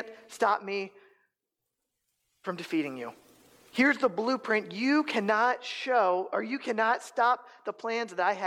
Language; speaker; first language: English; native; English